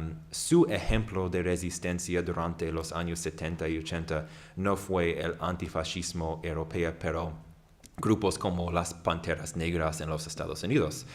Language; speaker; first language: Spanish; non-native, fluent; English